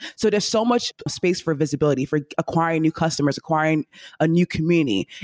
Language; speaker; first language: English; native; English